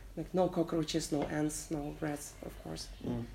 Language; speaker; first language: English; non-native, fluent; Russian